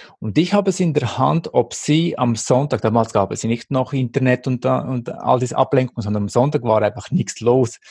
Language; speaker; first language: German; early bilingual, other home language; Greek